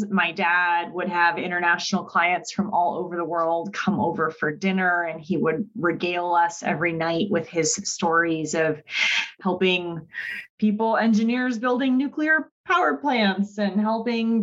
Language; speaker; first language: English; native; English